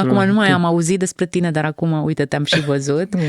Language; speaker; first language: Romanian; native; Romanian